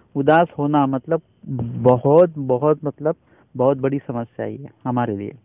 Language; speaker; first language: Hindi; non-native, local second language; Marathi